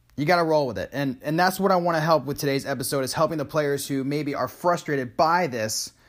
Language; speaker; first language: English; native; English